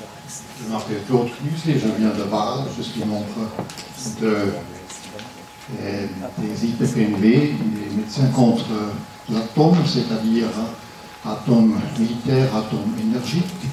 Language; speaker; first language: French; non-native, local second language; German